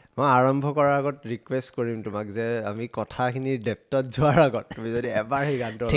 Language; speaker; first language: Assamese; native; Assamese